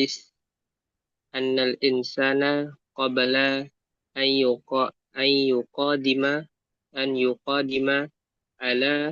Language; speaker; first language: Arabic; non-native, learner; Indonesian